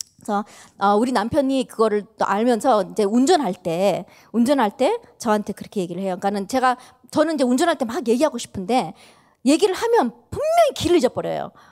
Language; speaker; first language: Korean; early bilingual, heritage; Korean